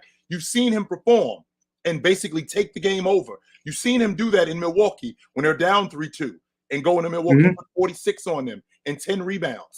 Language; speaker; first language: English; native; English